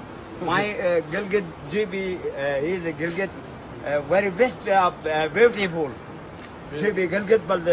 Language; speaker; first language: English; non-native, learner; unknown